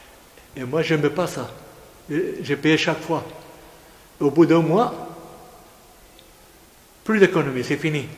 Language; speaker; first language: French; non-native, fluent; Greek